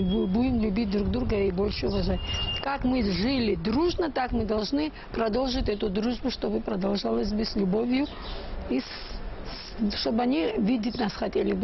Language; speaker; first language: Russian; non-native, local second language; Georgian